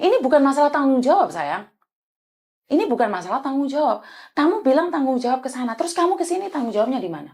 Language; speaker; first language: Malay; native; Malay